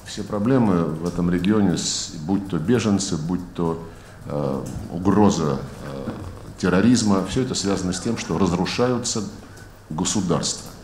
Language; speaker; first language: Russian; native; Russian